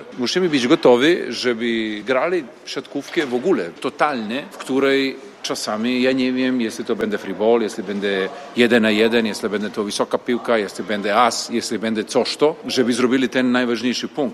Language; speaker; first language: Polish; non-native, fluent; Serbian